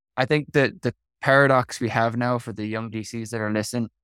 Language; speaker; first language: English; native; English